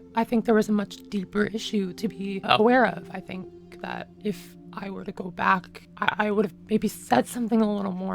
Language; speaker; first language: English; native; English